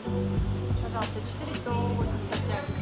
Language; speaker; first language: Russian; native; Russian